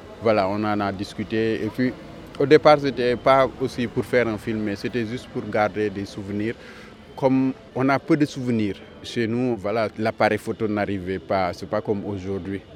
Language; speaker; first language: French; non-native, local second language; Wolof